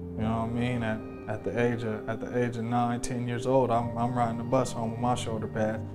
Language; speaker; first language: English; native; English